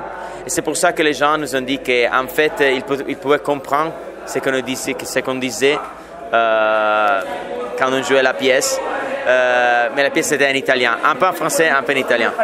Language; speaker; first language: French; non-native, fluent; Italian